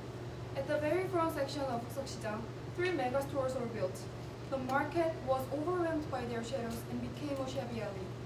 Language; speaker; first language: English; non-native, learner; Korean